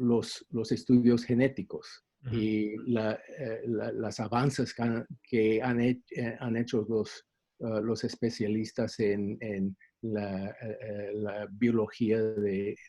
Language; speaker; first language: Spanish; non-native, fluent; English